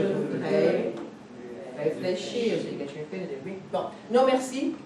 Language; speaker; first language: French; non-native, fluent; English